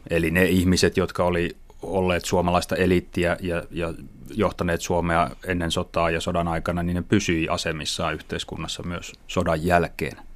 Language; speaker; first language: Finnish; native; Finnish